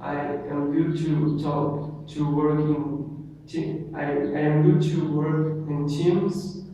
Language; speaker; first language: English; non-native, learner; Portuguese